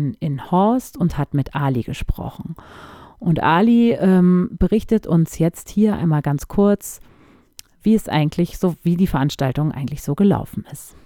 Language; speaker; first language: German; native; German